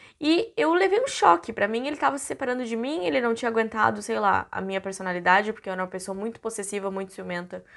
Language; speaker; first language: Portuguese; native; Portuguese